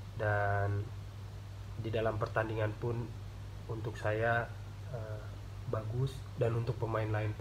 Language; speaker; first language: Indonesian; non-native, local second language; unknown